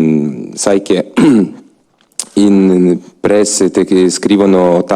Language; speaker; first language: Italian; non-native, learner; Ukrainian